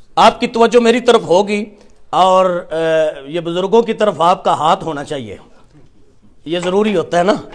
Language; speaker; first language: Urdu; non-native, local second language; Punjabi